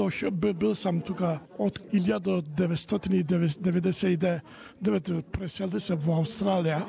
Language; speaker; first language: Macedonian; early bilingual, heritage; Macedonian